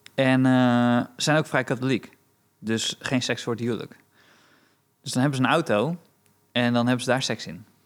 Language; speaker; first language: Dutch; early bilingual, other home language; Romanian